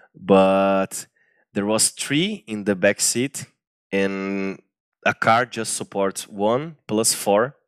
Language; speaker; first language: English; non-native, fluent; Portuguese